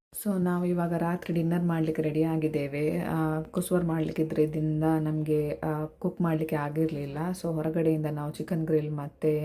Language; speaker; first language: Kannada; non-native, local second language; Konkani